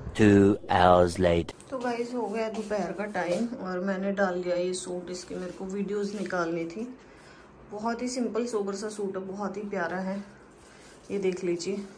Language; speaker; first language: Hindi; native; Hindi